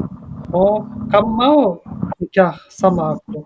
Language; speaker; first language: Indonesian; non-native, learner; Turkish